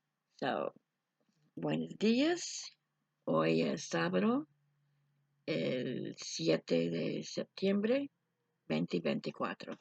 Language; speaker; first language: Spanish; non-native, fluent; English